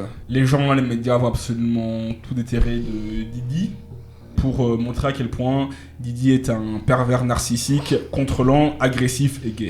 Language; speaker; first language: French; native; French